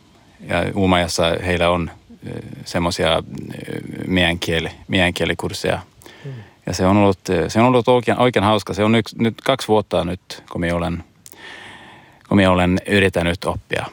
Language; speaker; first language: Finnish; non-native, learner; Swedish